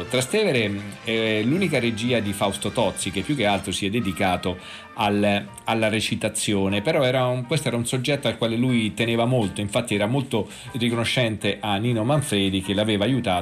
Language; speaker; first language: Italian; native; Italian